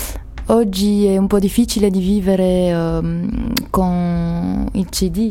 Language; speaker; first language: Italian; non-native, learner; French